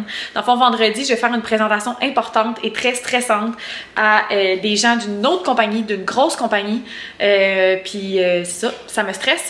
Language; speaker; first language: French; native; French